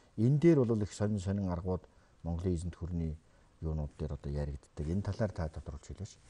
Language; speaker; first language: Mongolian; native; Mongolian